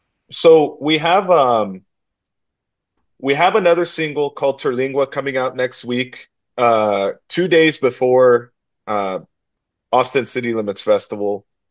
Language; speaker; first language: English; early bilingual, other home language; Spanish